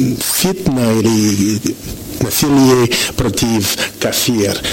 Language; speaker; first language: Russian; non-native, learner; French